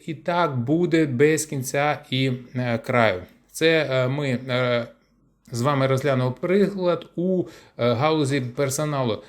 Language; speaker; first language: Ukrainian; non-native, local second language; Russian